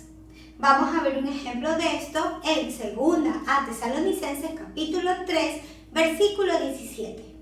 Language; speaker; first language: Spanish; native; Spanish